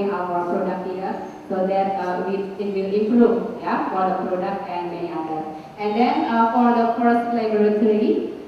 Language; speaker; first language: English; non-native, local second language; Indonesian